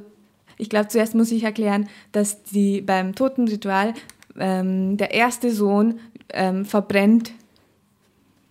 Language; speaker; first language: German; non-native, fluent; Nepali